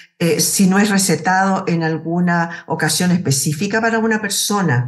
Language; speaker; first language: Spanish; native; Spanish